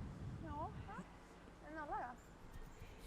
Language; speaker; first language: Swedish; native; Swedish